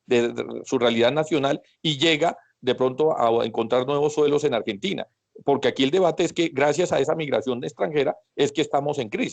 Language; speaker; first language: Spanish; native; Spanish